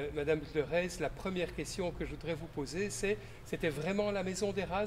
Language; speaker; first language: French; native; French